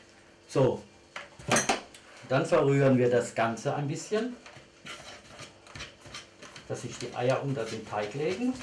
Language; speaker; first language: German; native; German